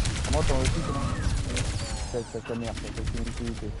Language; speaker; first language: French; native; French